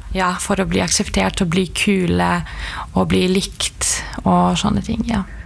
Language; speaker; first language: Norwegian; non-native, fluent; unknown